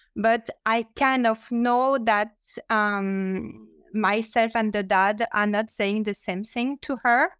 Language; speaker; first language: English; non-native, fluent; French